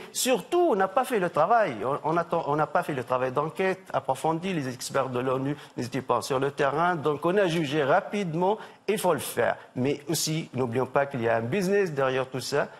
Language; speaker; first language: French; non-native, local second language; Arabic